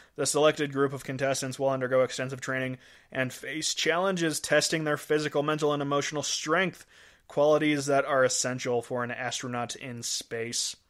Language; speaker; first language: English; native; English